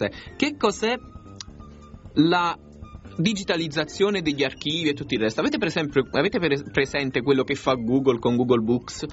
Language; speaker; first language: Italian; native; Italian